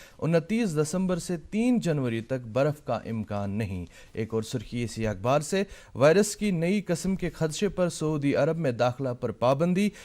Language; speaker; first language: Urdu; non-native, local second language; Kashmiri